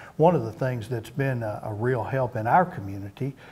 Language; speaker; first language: English; native; English